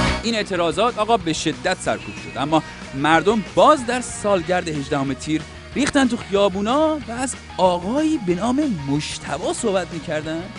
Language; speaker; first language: Persian; native; Persian